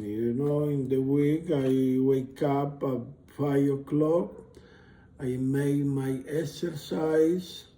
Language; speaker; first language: English; non-native, learner; Spanish